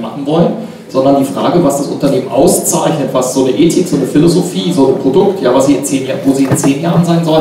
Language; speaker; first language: German; native; German